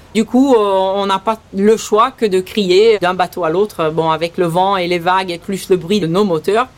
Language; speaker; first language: French; early bilingual, other home language; Dutch